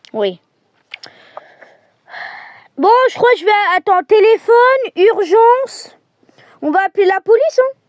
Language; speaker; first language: French; native; French